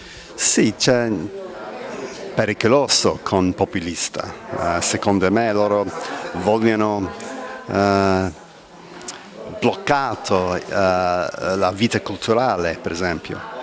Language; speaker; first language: Italian; non-native, learner; English